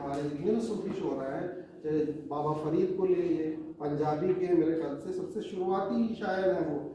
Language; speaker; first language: Urdu; native; Urdu